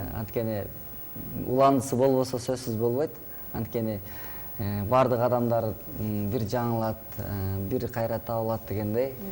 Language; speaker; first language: Kyrgyz; native; Kyrgyz